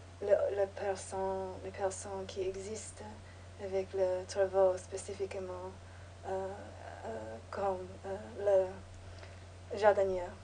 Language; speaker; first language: French; non-native, learner; English